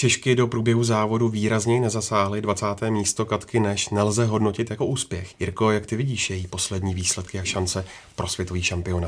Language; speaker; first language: Czech; native; Czech